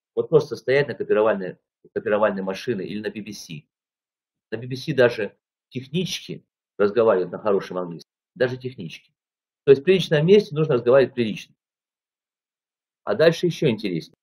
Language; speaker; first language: Russian; native; Russian